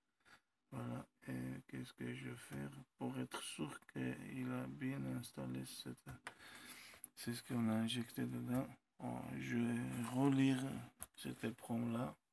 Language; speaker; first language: French; non-native, learner; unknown